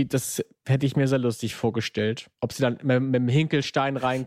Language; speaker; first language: German; native; German